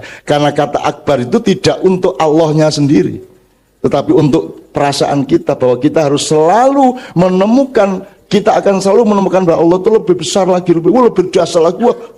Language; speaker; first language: Indonesian; native; Indonesian